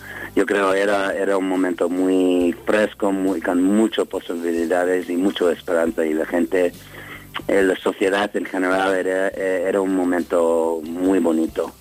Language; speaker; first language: Spanish; non-native, learner; English